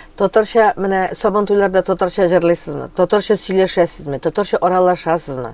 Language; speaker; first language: Tatar; native; Tatar